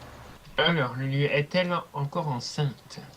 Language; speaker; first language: French; native; French